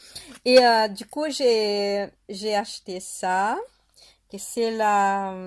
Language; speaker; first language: French; non-native, fluent; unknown